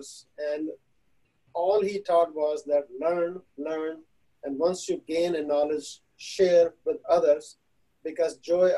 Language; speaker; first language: English; non-native, local second language; Hindi